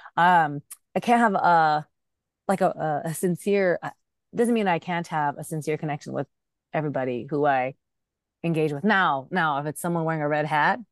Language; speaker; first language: English; early bilingual, other home language; Urdu